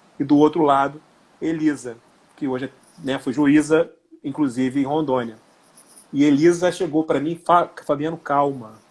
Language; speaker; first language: Portuguese; native; Portuguese